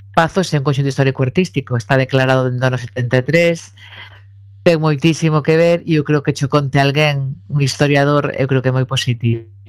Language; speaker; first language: Galician; native; Galician